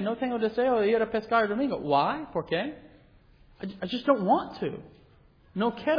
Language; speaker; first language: Spanish; non-native, fluent; English